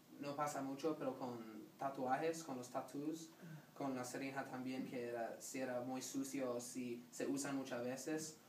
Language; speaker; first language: Spanish; non-native, learner; English